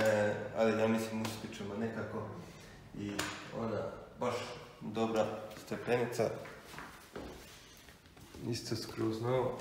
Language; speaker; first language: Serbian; early bilingual, heritage; Serbian